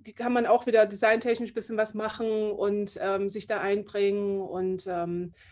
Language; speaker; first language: German; native; German